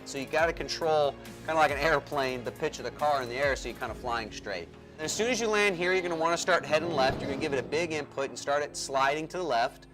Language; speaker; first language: English; native; English